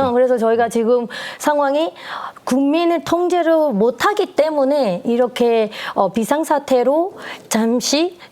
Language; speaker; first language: Korean; non-native, fluent; Burmese